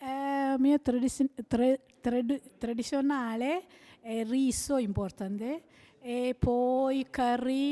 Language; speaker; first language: Italian; non-native, learner; Sinhala